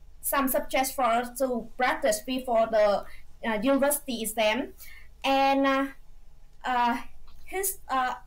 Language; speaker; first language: English; non-native, fluent; Vietnamese